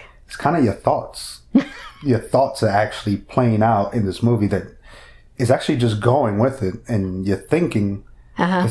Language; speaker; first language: English; native; English